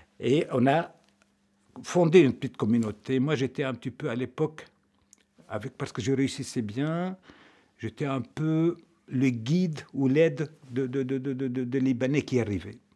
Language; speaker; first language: French; non-native, local second language; Arabic